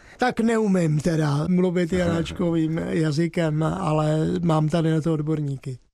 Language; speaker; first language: Czech; native; Czech